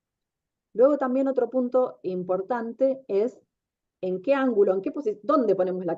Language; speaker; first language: Spanish; native; Spanish